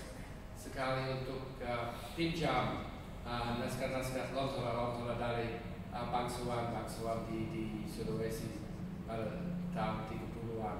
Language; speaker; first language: Indonesian; non-native, fluent; English